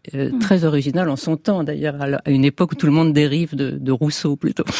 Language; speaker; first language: French; native; French